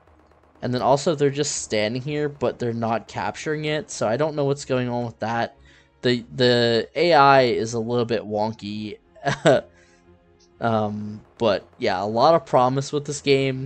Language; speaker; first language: English; native; English